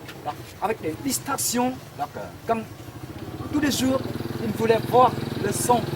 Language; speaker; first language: French; non-native, fluent; Vietnamese